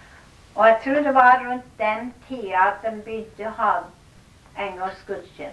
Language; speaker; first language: Norwegian; early bilingual, heritage; Norwegian